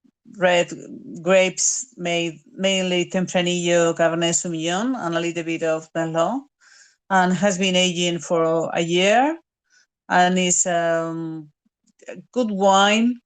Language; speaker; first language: English; non-native, fluent; Spanish